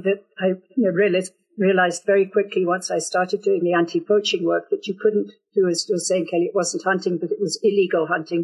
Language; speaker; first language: English; native; English